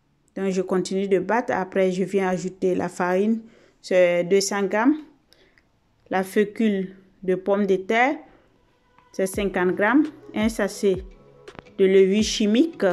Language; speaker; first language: French; non-native, fluent; Italian